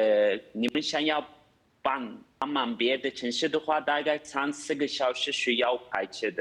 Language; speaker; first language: Chinese; non-native, fluent; Turkish